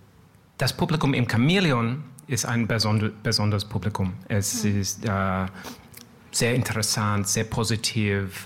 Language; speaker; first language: German; non-native, learner; English